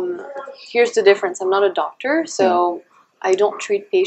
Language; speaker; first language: English; non-native, fluent; French